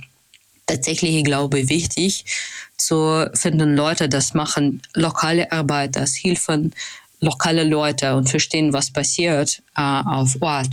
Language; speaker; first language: German; non-native, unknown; Russian